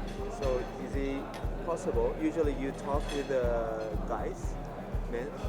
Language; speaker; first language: English; non-native, learner; Japanese